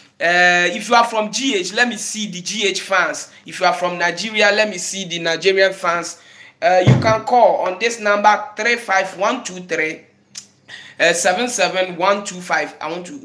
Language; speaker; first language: English; non-native, local second language; Akan